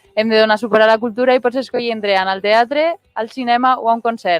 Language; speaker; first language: Catalan; native; Catalan